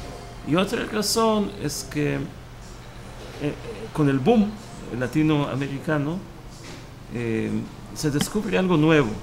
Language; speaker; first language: Spanish; early bilingual, heritage; Hebrew